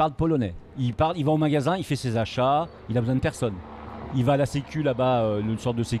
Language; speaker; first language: French; native; French